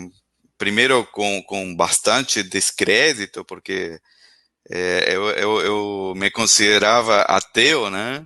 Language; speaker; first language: Portuguese; non-native, fluent; Spanish